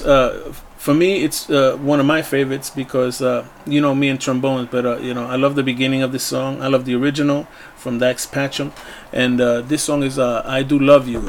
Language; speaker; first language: English; early bilingual, other home language; Spanish